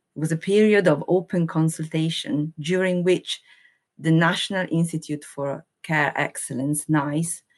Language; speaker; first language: English; non-native, fluent; Italian